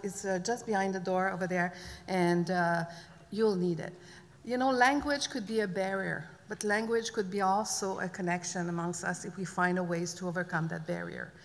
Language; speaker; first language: English; non-native, fluent; French